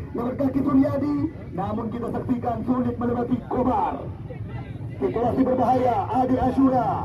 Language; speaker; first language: Indonesian; non-native, local second language; Achinese